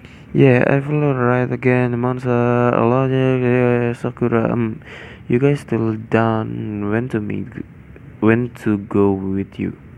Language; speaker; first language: English; non-native, learner; Indonesian